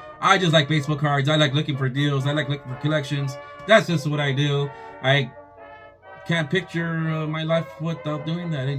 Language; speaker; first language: English; native; English